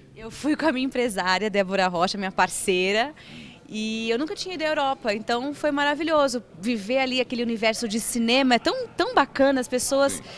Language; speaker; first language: Portuguese; native; Portuguese